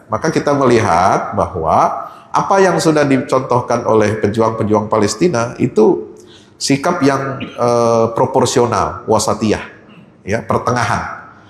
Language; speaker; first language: Indonesian; native; Indonesian